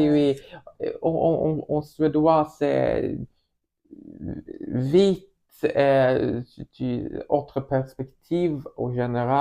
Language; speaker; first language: French; non-native, learner; Swedish